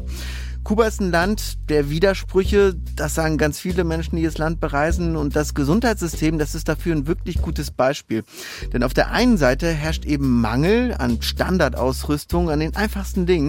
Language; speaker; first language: German; native; German